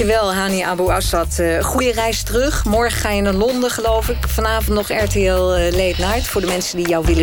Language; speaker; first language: Dutch; native; Dutch